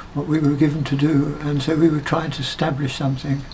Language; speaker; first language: English; native; English